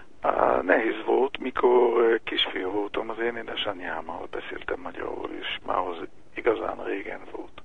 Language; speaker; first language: Hungarian; early bilingual, heritage; Hebrew